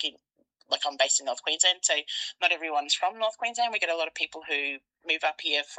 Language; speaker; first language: English; native; English